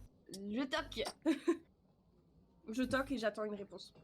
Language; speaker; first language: French; native; French